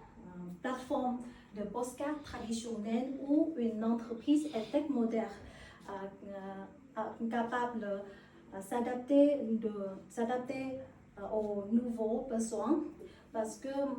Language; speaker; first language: French; non-native, learner; Vietnamese